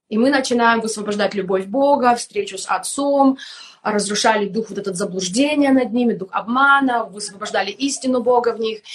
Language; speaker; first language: Russian; native; Russian